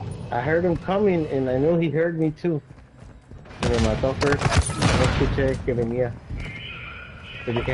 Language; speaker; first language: English; early bilingual, other home language; Spanish